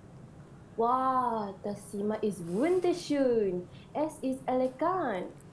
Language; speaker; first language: German; non-native, learner; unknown